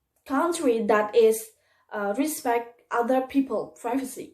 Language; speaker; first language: English; non-native, learner; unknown